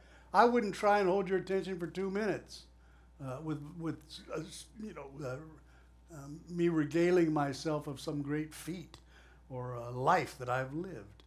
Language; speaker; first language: English; native; English